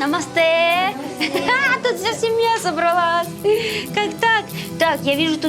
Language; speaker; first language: Russian; native; Russian